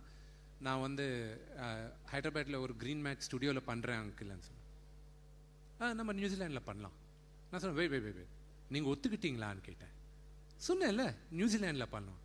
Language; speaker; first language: Tamil; non-native, fluent; Telugu